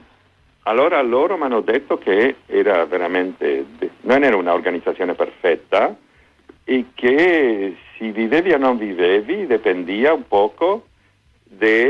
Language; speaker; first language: Italian; non-native, fluent; Spanish